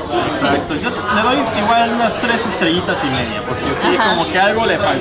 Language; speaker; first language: Spanish; native; Spanish